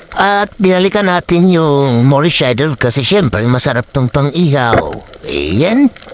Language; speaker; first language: Filipino; native; Filipino